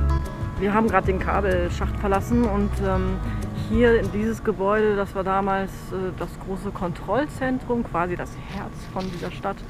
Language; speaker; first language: German; native; German